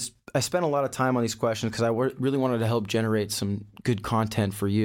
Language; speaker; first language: English; native; English